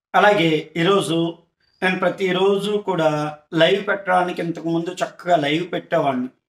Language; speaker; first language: Telugu; native; Telugu